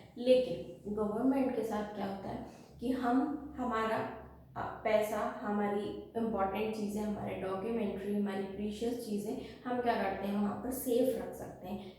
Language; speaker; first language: Hindi; native; Hindi